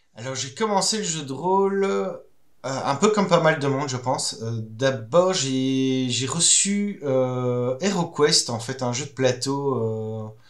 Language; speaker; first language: French; native; French